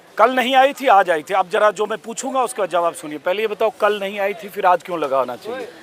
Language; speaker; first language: Hindi; native; Hindi